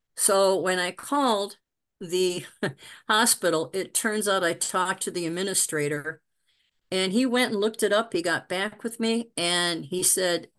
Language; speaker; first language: English; native; English